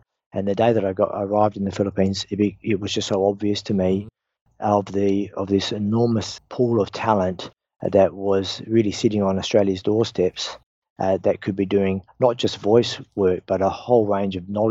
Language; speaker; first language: English; native; English